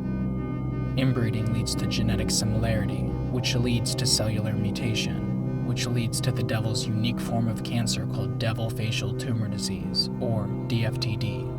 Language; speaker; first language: English; native; English